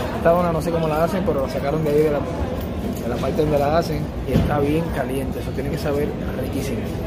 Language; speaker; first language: Spanish; native; Spanish